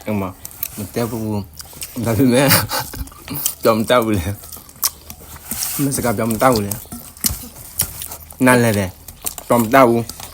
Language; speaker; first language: Burmese; non-native, learner; S'gaw Karen